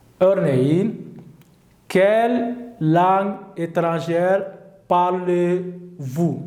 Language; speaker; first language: French; non-native, learner; Turkish